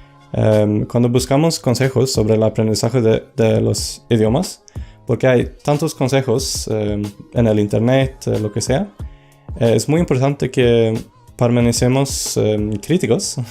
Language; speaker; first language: Spanish; non-native, fluent; Swedish